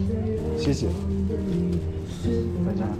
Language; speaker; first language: Chinese; non-native, learner; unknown